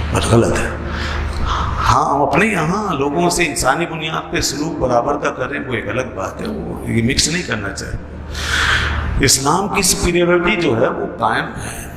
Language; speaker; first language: Urdu; native; Urdu